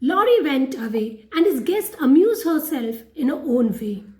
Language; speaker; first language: English; non-native, local second language; Hindi